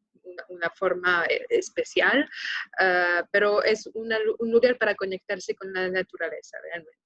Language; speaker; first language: Spanish; non-native, fluent; French